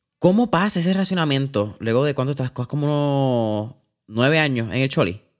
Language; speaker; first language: Spanish; native; Spanish